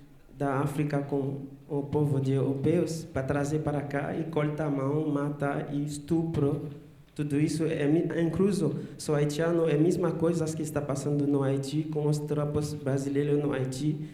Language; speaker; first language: Portuguese; non-native, learner; Haitian Creole